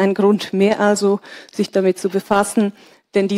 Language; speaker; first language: German; native; German